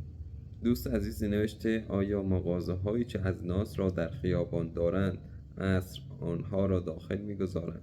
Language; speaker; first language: Persian; native; Persian